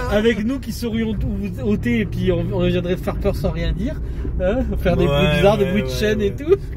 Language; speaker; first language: French; native; French